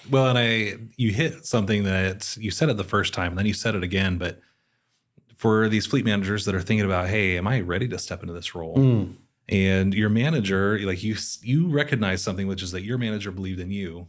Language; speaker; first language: English; native; English